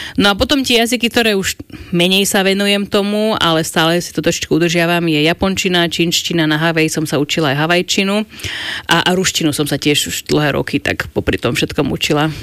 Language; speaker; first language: Slovak; native; Slovak